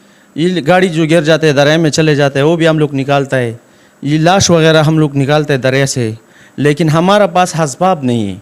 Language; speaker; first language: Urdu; non-native, local second language; Pashto